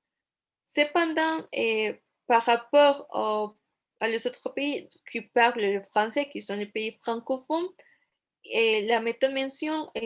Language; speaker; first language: French; non-native, fluent; Spanish